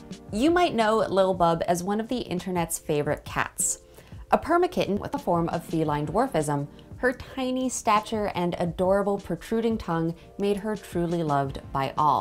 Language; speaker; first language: English; native; English